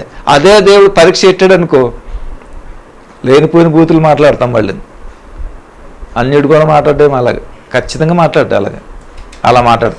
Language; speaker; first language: Telugu; native; Telugu